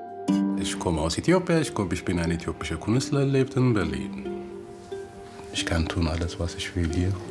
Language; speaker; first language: German; non-native, fluent; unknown